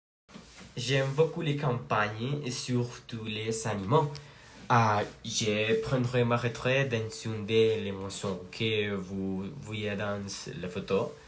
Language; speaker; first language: French; non-native, learner; Spanish